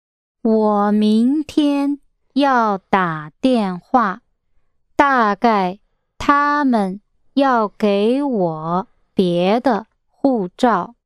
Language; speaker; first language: Chinese; non-native, learner; English